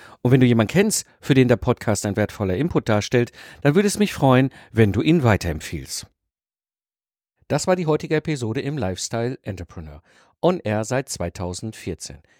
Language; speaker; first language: German; native; German